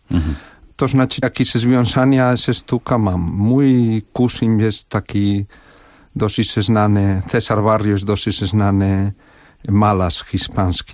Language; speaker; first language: Polish; non-native, fluent; Spanish